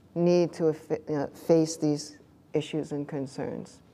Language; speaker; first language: English; native; English